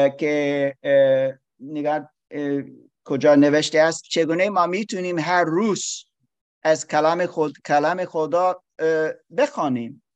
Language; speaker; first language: Persian; non-native, learner; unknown